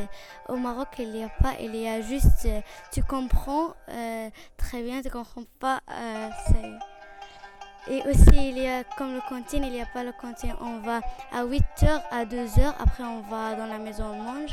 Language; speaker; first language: French; non-native, learner; Arabic